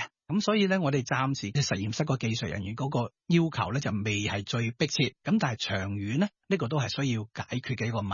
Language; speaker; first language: Cantonese; native; Cantonese